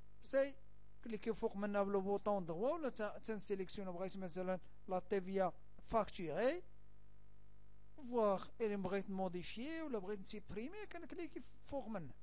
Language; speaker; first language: French; non-native, local second language; Arabic